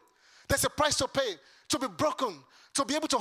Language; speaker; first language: English; non-native, local second language; Yoruba